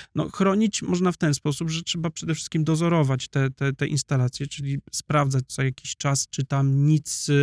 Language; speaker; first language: Polish; native; Polish